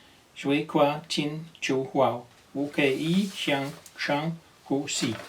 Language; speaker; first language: Chinese; non-native, learner; Danish